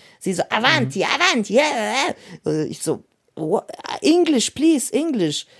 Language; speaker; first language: German; early bilingual, other home language; Russian